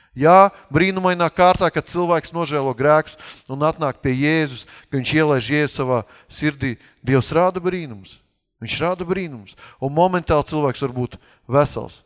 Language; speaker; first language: Latvian; non-native, local second language; Russian